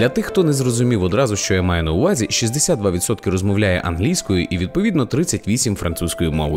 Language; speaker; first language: Ukrainian; native; Ukrainian